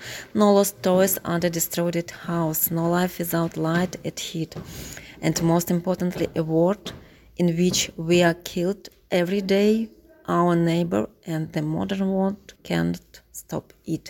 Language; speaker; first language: English; non-native, learner; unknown